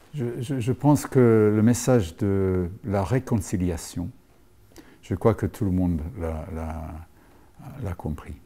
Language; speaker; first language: French; non-native, fluent; English